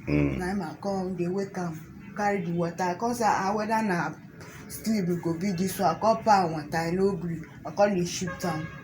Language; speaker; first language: Nigerian Pidgin; non-native, local second language; Ibibio